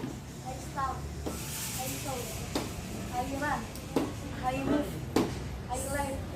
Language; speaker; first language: English; non-native, learner; Indonesian